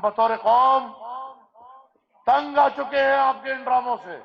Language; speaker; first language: Urdu; non-native, local second language; Pashto